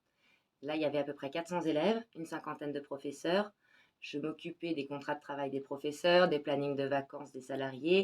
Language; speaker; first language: French; native; French